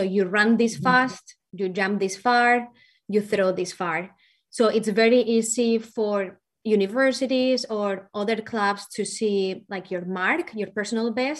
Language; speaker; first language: English; non-native, fluent; Spanish